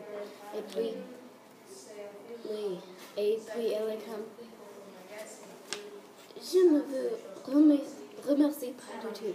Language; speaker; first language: French; non-native, learner; English